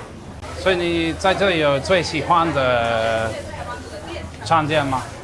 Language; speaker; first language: Chinese; non-native, learner; English